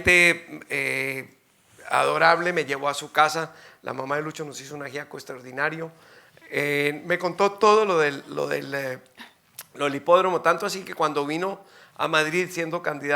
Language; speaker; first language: Spanish; native; Spanish